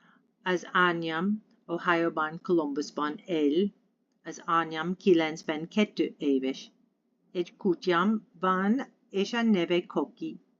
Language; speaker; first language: Hungarian; non-native, learner; English